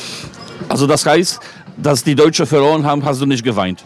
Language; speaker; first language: German; non-native, fluent; Polish